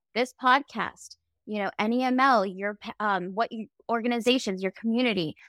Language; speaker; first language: English; native; English